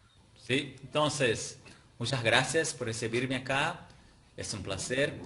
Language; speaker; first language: Spanish; non-native, fluent; Portuguese